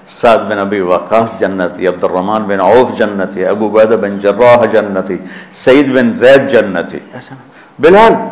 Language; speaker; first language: Urdu; non-native, local second language; Punjabi